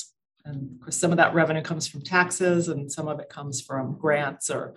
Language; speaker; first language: English; native; English